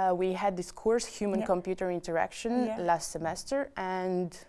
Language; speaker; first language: English; non-native, fluent; Romanian